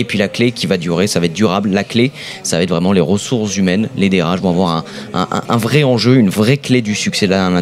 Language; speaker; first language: French; native; French